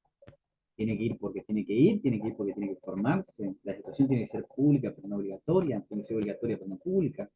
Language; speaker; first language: Spanish; native; Spanish